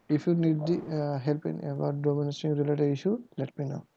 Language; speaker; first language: English; non-native, local second language; Bangla